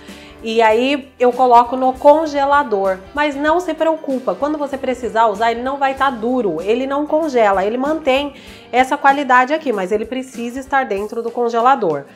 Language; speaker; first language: Portuguese; native; Portuguese